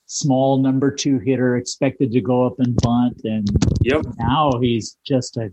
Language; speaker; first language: English; native; English